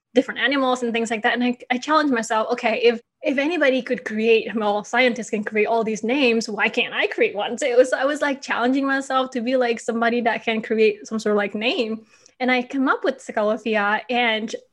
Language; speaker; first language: English; non-native, fluent; Indonesian